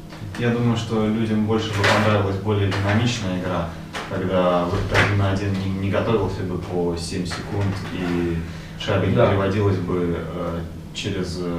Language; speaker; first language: Russian; native; Russian